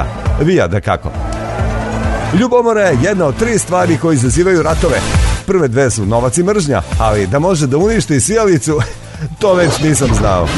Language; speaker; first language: Serbian; native; Serbian